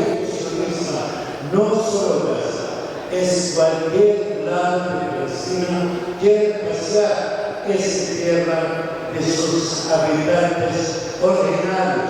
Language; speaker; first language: Spanish; non-native, fluent; Arabic